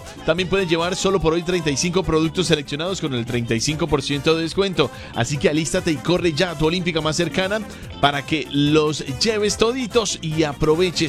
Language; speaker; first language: Spanish; native; Spanish